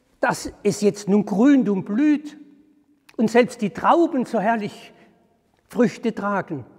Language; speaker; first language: German; native; German